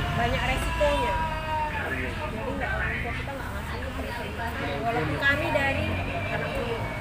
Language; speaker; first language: Indonesian; non-native, local second language; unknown